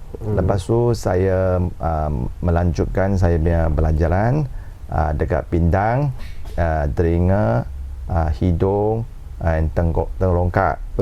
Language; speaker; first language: Malay; non-native, local second language; Chinese